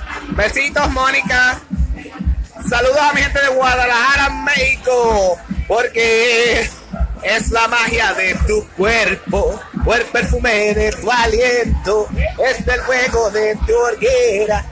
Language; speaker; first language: Spanish; native; Spanish